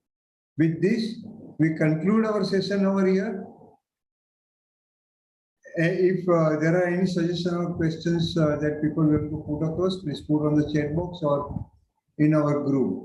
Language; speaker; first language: English; non-native, local second language; Hindi